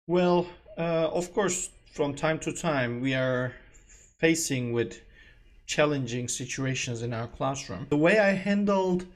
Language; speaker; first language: English; non-native, fluent; Turkish